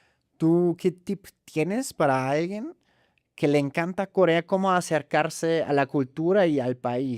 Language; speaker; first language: Spanish; non-native, fluent; German